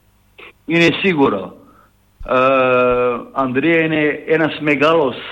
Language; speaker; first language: Greek; non-native, fluent; Serbian